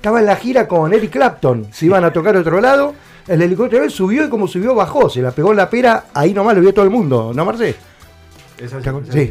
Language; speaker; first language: Spanish; native; Spanish